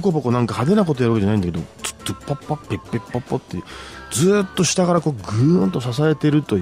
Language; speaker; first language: Japanese; native; Japanese